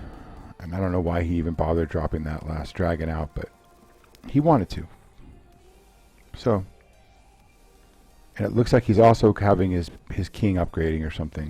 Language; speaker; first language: English; native; English